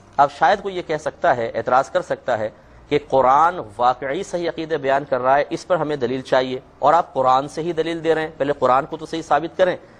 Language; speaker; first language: Urdu; native; Urdu